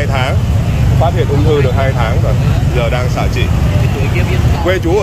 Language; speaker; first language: Vietnamese; native; Vietnamese